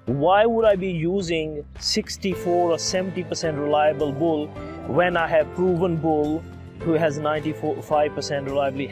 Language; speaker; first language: English; non-native, local second language; Urdu